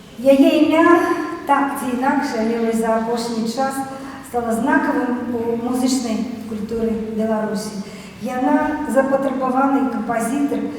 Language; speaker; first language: Belarusian; non-native, local second language; Russian